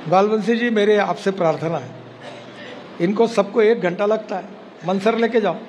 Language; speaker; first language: Hindi; non-native, local second language; Marathi